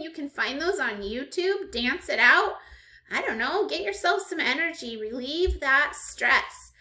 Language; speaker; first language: English; native; English